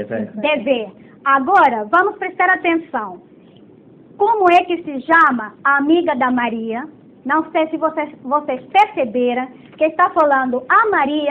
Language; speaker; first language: Portuguese; non-native, fluent; Spanish